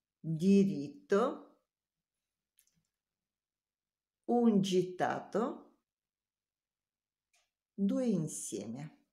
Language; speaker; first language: Italian; non-native, learner; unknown